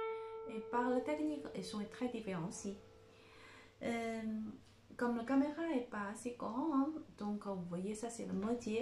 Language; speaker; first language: French; non-native, fluent; Chinese